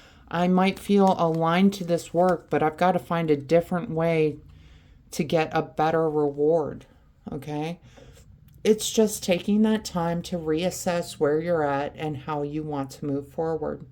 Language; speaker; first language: English; native; English